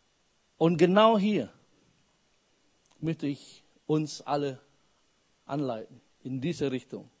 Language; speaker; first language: German; non-native, fluent; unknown